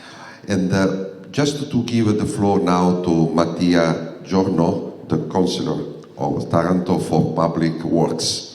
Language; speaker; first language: English; non-native, fluent; Italian